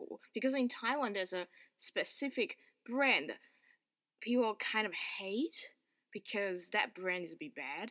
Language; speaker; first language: English; non-native, fluent; Chinese